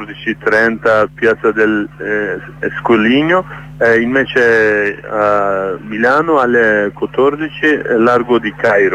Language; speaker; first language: Italian; non-native, learner; Kurdish